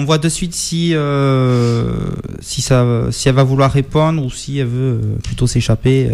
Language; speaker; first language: French; native; French